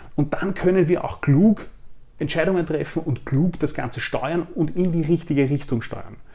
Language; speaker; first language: German; native; German